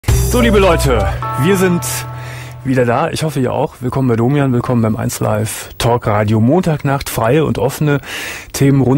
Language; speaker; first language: German; native; German